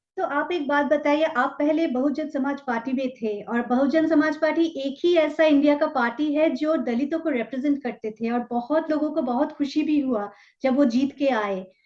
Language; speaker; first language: Hindi; non-native, local second language; Bangla